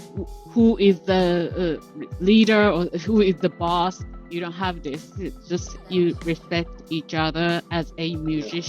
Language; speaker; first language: English; non-native, learner; Japanese